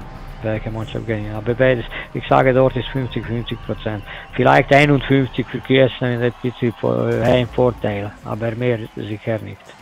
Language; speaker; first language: German; non-native, learner; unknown